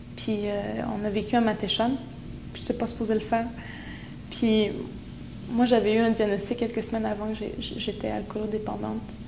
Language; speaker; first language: French; non-native, local second language; Innu-aimun